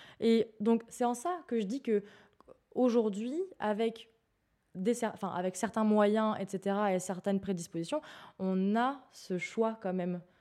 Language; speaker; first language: French; native; French